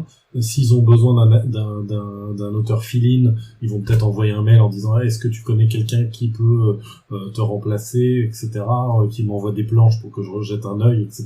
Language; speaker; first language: French; native; French